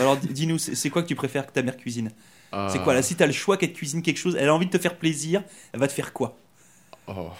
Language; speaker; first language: French; native; French